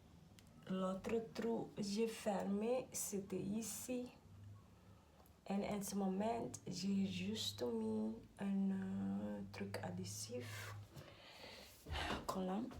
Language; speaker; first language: French; non-native, learner; Dutch